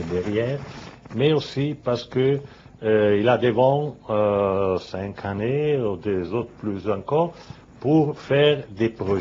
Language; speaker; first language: French; non-native, learner; Italian